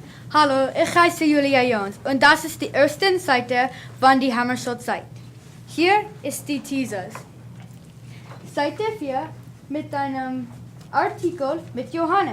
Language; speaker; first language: German; non-native, learner; English